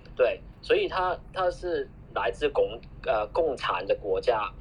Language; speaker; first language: Chinese; non-native, fluent; Cantonese